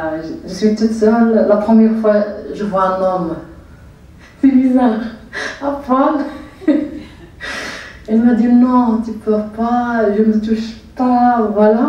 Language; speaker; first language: French; non-native, learner; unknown